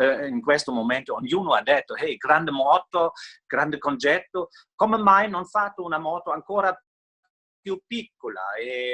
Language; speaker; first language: Italian; non-native, fluent; German